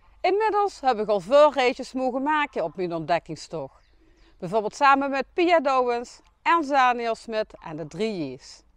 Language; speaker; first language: Dutch; native; Dutch